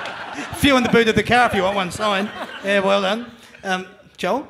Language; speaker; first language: English; native; English